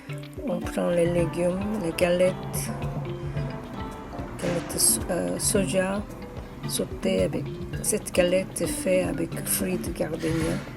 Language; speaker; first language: French; non-native, fluent; Korean